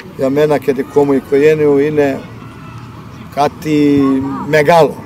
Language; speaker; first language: Greek; non-native, learner; Bosnian